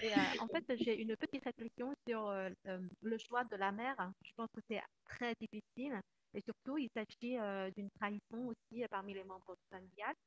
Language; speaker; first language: French; non-native, fluent; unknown